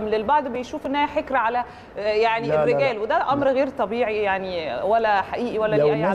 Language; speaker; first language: Arabic; native; Arabic